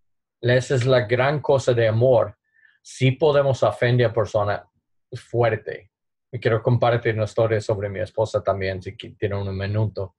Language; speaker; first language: Spanish; non-native, learner; English